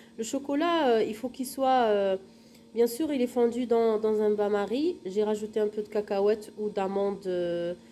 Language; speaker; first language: French; non-native, local second language; Arabic